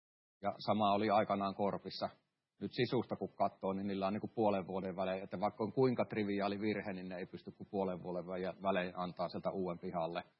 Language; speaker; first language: Finnish; native; Finnish